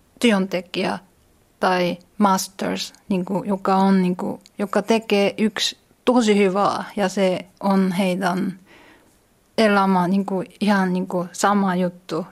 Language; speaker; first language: Finnish; non-native, learner; Korean